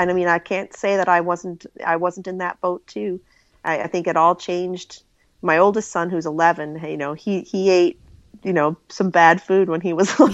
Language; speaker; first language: English; native; English